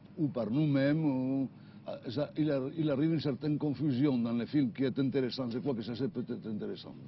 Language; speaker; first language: French; non-native, fluent; Spanish